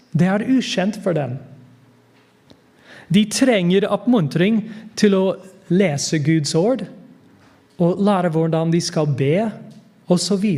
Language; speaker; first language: Norwegian; non-native, fluent; English